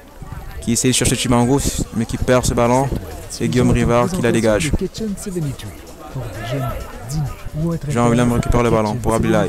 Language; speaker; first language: French; native; French